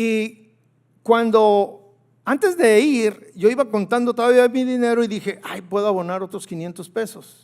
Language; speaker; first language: Spanish; native; Spanish